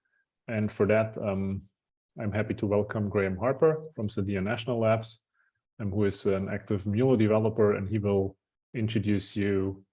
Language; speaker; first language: English; non-native, fluent; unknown